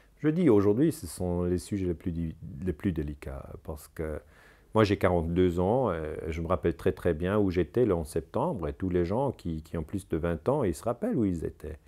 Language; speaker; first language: French; non-native, local second language; German